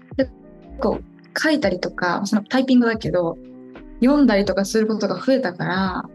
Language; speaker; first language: Japanese; non-native, local second language; Portuguese